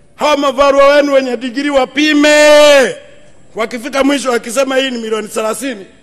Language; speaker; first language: Swahili; non-native, local second language; Sukuma